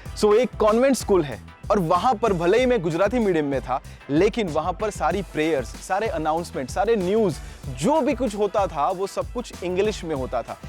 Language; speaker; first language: Hindi; non-native, local second language; Gujarati